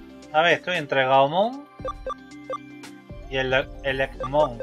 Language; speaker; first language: Spanish; native; Spanish